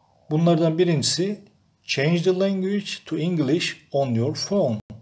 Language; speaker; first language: English; non-native, fluent; Turkish